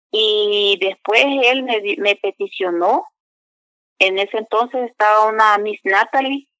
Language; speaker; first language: Spanish; native; Spanish